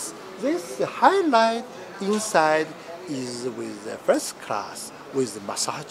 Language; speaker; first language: English; non-native, learner; Chinese